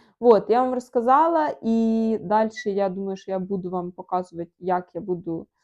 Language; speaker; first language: Ukrainian; non-native, local second language; Russian